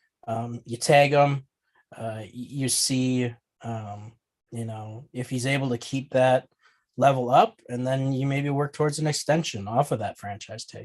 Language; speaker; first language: English; native; English